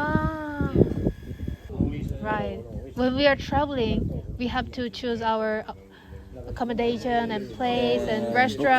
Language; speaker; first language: English; non-native, fluent; Korean